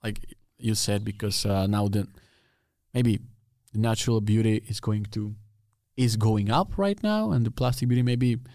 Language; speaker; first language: English; non-native, learner; Czech